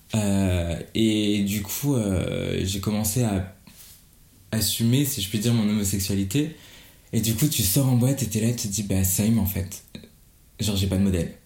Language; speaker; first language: French; native; French